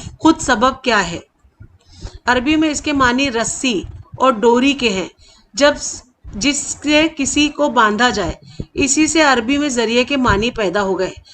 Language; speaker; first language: Urdu; native; Urdu